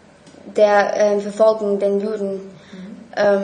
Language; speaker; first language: German; non-native, learner; English